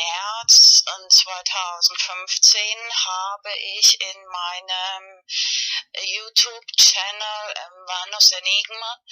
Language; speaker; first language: German; non-native, fluent; Spanish